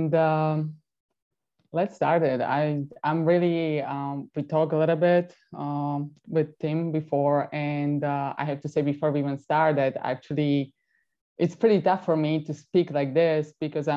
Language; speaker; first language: English; non-native, fluent; Slovak